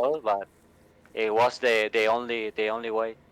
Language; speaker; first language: English; non-native, learner; Spanish